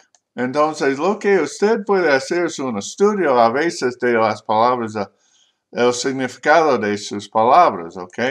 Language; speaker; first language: Spanish; non-native, learner; English